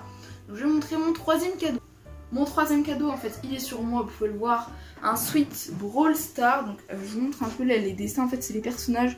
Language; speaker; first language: French; native; French